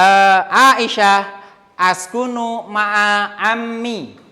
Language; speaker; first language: Arabic; non-native, fluent; Indonesian